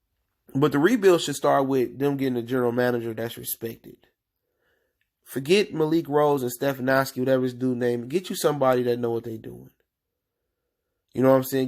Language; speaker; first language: English; native; English